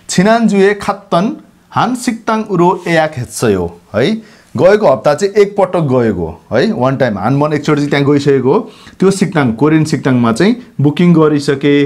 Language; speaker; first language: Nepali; non-native, local second language; Gurung